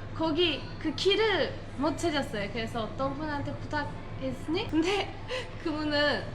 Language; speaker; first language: Korean; non-native, fluent; Turkish